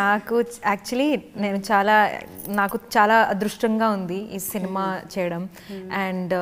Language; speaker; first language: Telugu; non-native, learner; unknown